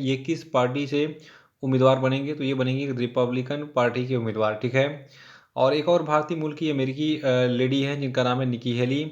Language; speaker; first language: Hindi; native; Hindi